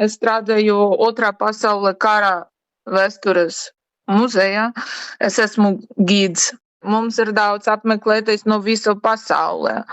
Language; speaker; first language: Latvian; non-native, learner; Ukrainian